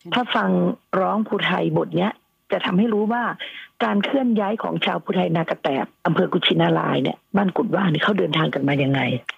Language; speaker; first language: Thai; non-native, local second language; Northeastern Thai